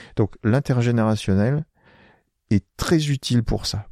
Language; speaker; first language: French; native; French